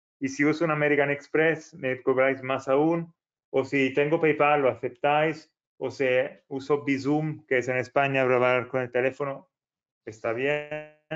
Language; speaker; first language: Spanish; non-native, fluent; Italian